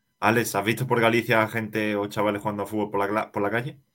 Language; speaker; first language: Spanish; native; Spanish